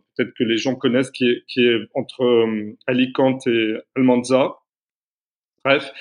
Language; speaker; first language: French; native; French